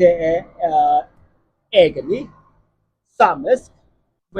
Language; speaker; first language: Norwegian; non-native, learner; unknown